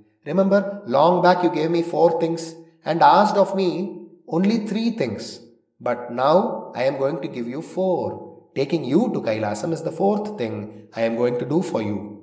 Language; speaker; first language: English; non-native, local second language; Tamil